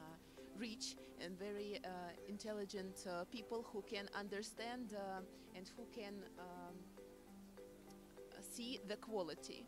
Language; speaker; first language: English; non-native, fluent; Russian